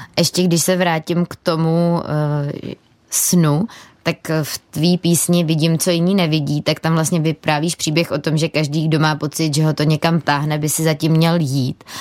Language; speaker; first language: Czech; native; Czech